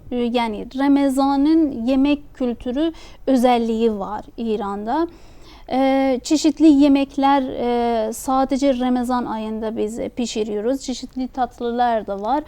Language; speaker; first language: Turkish; non-native, fluent; Persian